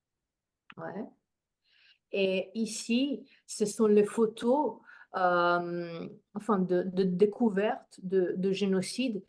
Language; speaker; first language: French; non-native, fluent; Slovenian